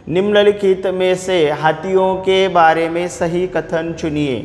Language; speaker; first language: Hindi; non-native, local second language; Marathi